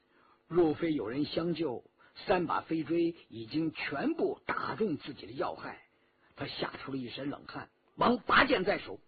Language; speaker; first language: Chinese; native; Chinese